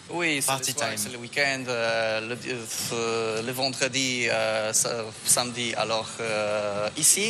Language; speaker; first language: French; non-native, learner; Polish